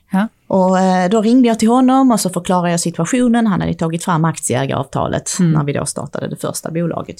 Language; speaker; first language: Swedish; early bilingual, other home language; Czech